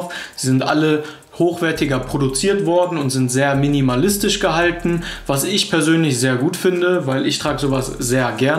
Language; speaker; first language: German; native; German